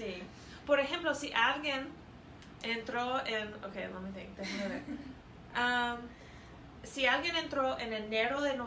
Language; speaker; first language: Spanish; non-native, fluent; English